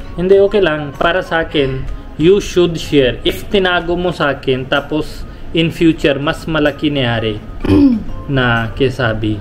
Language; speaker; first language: Filipino; non-native, learner; Punjabi